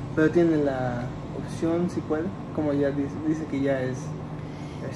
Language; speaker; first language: Spanish; early bilingual, heritage; Spanish